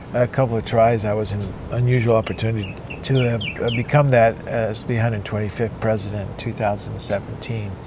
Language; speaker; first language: English; early bilingual, other home language; Spanish